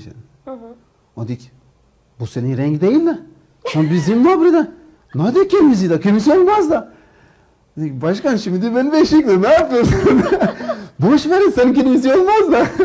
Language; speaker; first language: Turkish; non-native, learner; Portuguese